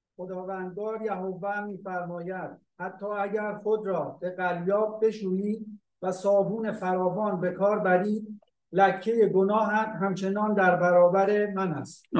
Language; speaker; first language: Persian; non-native, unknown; German